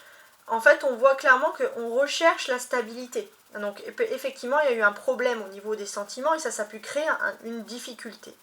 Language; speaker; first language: French; native; French